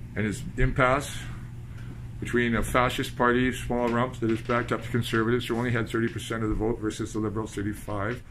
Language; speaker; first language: English; native; English